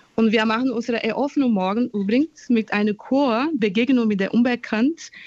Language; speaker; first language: German; non-native, fluent; Portuguese